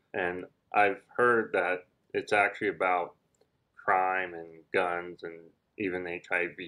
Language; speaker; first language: English; native; English